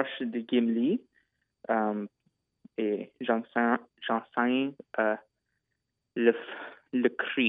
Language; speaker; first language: French; non-native, local second language; English